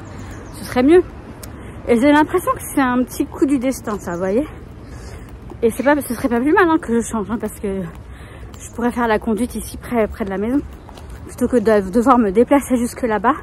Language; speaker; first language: French; native; French